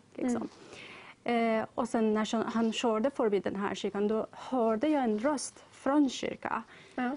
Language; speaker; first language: Swedish; non-native, learner; Persian